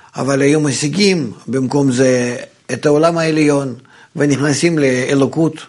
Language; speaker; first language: Hebrew; non-native, fluent; Russian